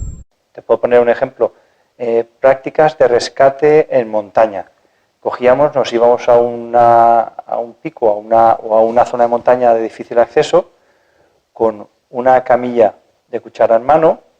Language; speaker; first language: Spanish; native; Spanish